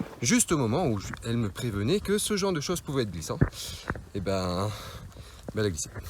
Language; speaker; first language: French; native; French